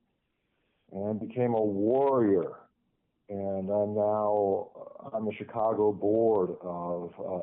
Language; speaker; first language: English; native; English